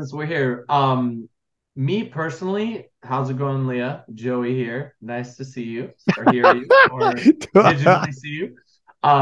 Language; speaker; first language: English; native; English